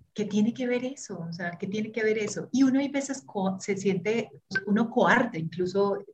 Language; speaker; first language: Spanish; native; Spanish